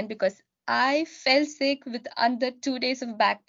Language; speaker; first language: English; non-native, local second language; Malayalam